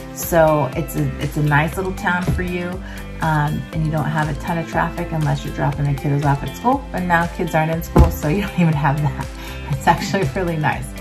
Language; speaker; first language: English; native; English